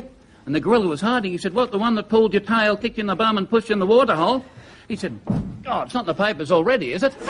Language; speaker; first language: English; native; English